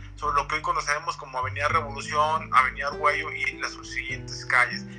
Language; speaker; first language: Spanish; native; Spanish